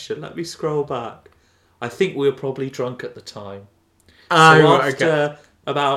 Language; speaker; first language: English; native; English